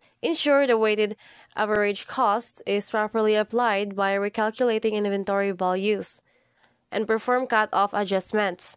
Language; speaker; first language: English; non-native, local second language; Cebuano